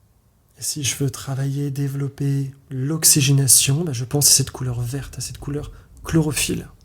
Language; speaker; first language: French; native; French